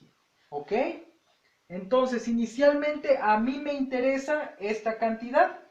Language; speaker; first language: Spanish; native; Spanish